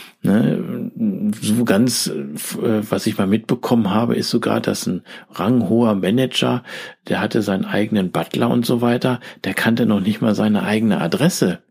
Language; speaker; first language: German; native; German